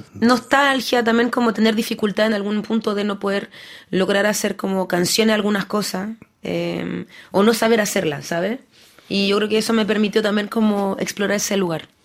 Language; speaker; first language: Spanish; early bilingual, heritage; French